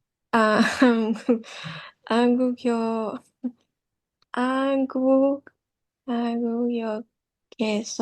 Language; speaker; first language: Korean; non-native, learner; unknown